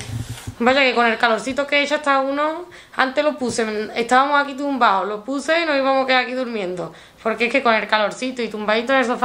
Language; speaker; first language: Spanish; native; Spanish